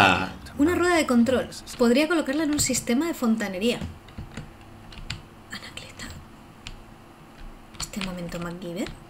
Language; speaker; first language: Spanish; native; Spanish